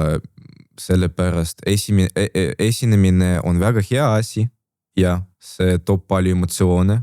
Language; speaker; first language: Estonian; non-native, local second language; Russian